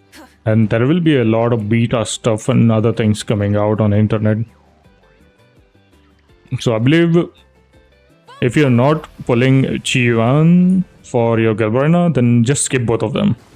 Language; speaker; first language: English; non-native, local second language; Hindi